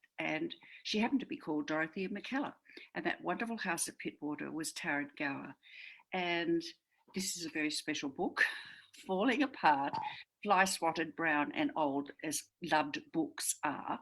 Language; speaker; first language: English; native; English